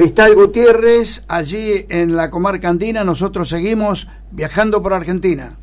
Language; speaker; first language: Spanish; native; Spanish